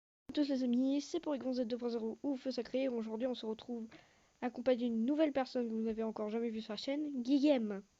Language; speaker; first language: French; native; French